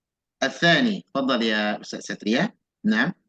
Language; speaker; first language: Arabic; non-native, fluent; Indonesian